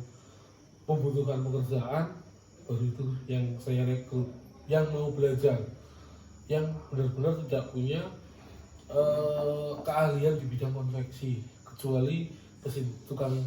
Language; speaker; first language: Indonesian; native; Indonesian